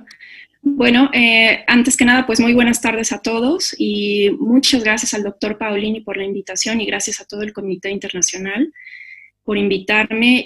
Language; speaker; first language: Spanish; native; Spanish